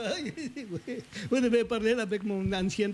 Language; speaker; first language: French; non-native, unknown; Spanish